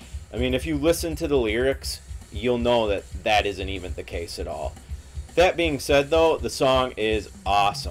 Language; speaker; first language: English; native; English